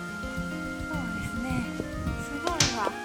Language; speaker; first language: Japanese; native; Japanese